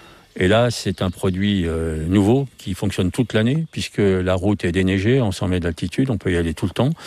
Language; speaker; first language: French; native; French